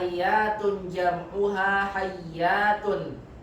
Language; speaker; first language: Arabic; non-native, fluent; Indonesian